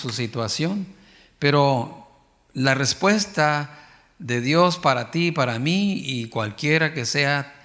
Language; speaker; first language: Spanish; native; Spanish